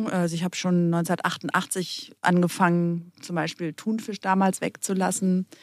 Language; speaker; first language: German; early bilingual, other home language; Greek